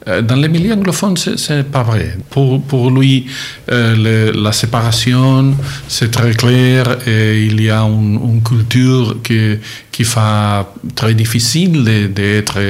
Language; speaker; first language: French; non-native, learner; Catalan